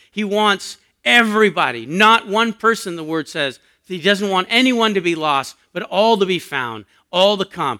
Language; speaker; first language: English; native; English